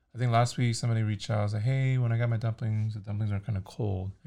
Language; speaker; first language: English; early bilingual, other home language; Chinese